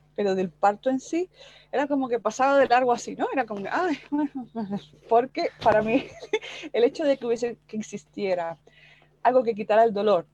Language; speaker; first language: Spanish; native; Spanish